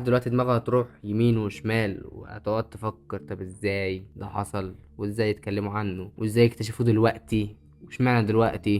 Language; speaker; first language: Arabic; native; Arabic